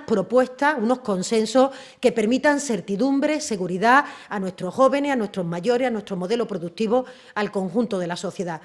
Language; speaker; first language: Spanish; native; Spanish